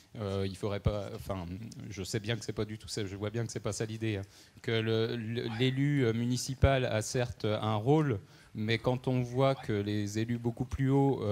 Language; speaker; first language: French; native; French